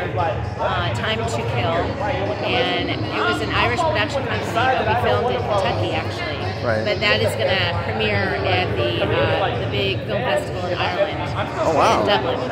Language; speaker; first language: English; native; English